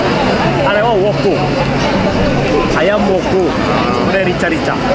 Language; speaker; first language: Japanese; non-native, learner; Indonesian